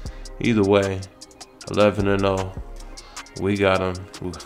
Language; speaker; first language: English; native; English